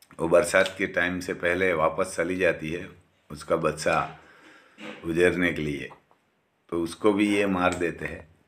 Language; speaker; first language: Hindi; non-native, local second language; Gujarati